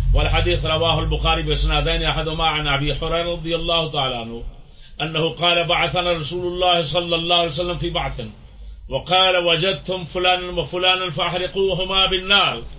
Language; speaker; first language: Arabic; non-native, fluent; Urdu